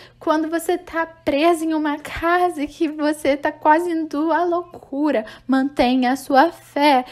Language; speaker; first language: Portuguese; non-native, fluent; English